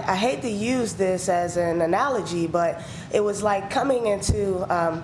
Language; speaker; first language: English; native; English